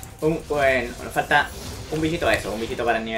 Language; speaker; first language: Spanish; native; Spanish